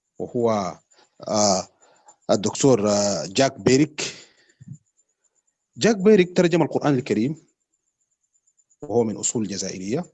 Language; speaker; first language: Arabic; native; Arabic